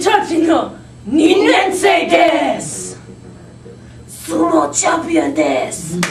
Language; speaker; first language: Japanese; non-native, learner; English